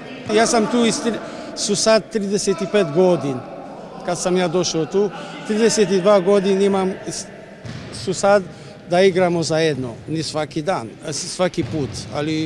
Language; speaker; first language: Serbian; non-native, learner; Romanian